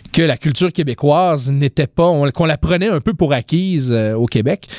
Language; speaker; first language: French; native; French